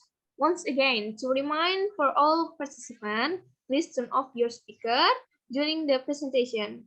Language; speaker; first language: English; non-native, fluent; Indonesian